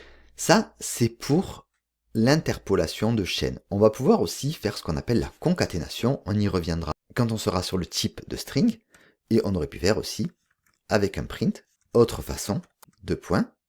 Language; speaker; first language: French; native; French